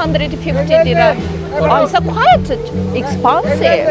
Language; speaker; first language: English; non-native, learner; Korean